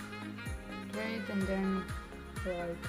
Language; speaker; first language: English; non-native, learner; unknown